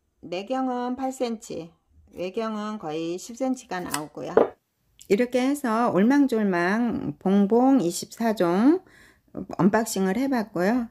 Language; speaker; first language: Korean; native; Korean